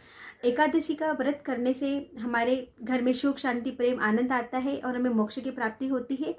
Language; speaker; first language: Hindi; native; Hindi